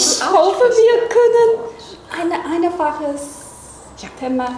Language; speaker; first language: German; non-native, learner; Chinese